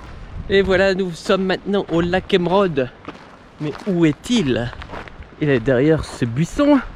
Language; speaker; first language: French; native; French